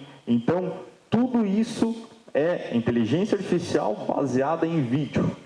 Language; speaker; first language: Portuguese; native; Portuguese